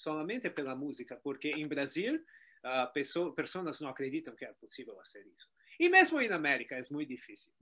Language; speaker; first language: Spanish; non-native, learner; Portuguese